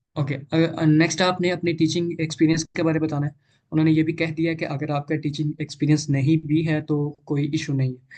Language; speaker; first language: Urdu; non-native, local second language; Punjabi